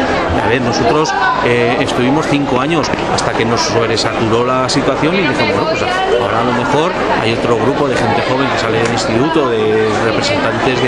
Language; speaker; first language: Spanish; native; Spanish